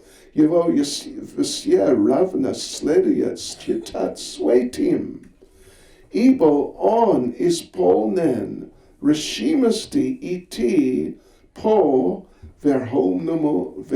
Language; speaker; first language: Russian; non-native, learner; English